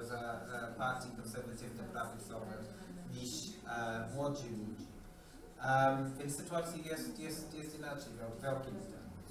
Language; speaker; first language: Polish; non-native, learner; English